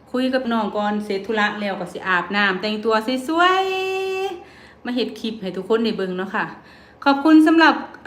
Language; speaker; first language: Thai; native; Thai